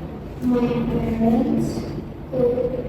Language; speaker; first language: English; non-native, learner; Indonesian